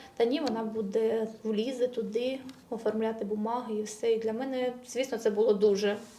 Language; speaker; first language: Ukrainian; native; Ukrainian